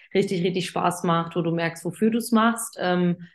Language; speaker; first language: German; native; German